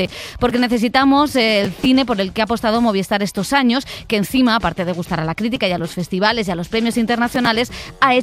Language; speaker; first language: Spanish; native; Spanish